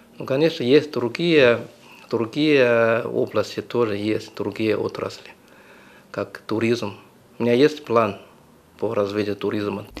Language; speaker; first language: Russian; non-native, fluent; Chinese